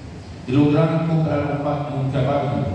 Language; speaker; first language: Spanish; non-native, fluent; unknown